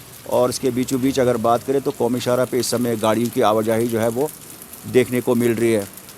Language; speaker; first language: Hindi; non-native, local second language; Kashmiri